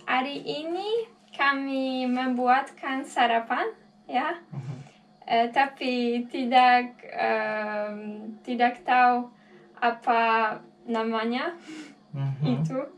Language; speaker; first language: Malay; non-native, learner; Polish